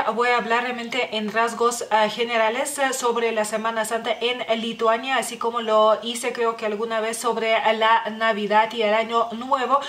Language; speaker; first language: Spanish; non-native, fluent; Lithuanian